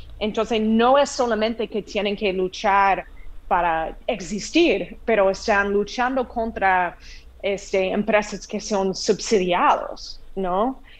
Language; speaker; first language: Spanish; non-native, fluent; English